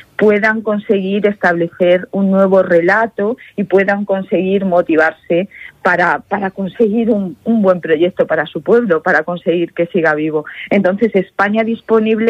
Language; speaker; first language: Spanish; native; Spanish